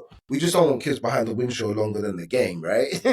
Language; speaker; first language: English; native; English